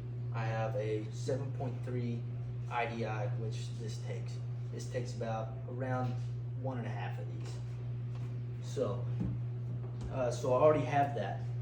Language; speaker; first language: English; native; English